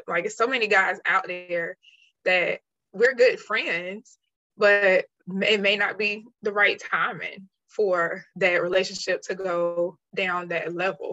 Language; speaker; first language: English; native; English